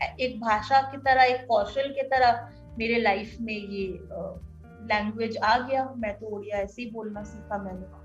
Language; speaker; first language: Hindi; non-native, local second language; Odia